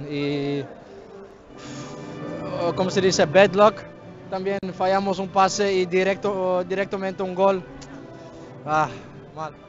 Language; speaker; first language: Spanish; non-native, learner; Dutch